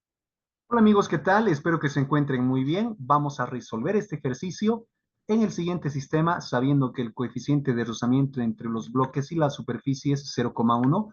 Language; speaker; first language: Spanish; native; Spanish